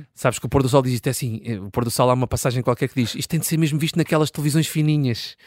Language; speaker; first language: Portuguese; native; Portuguese